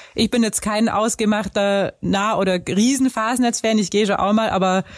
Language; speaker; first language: German; native; German